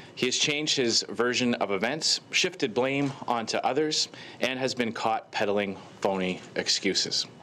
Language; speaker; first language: English; native; English